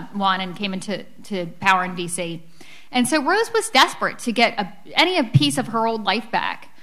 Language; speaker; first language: English; native; English